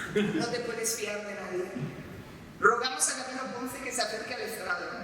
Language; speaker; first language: Spanish; non-native, fluent; Romanian